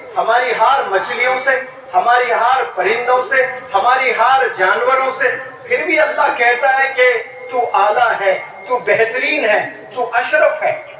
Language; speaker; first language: Urdu; native; Urdu